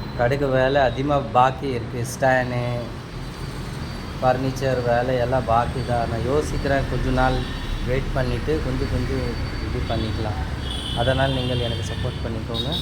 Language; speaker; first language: Tamil; non-native, local second language; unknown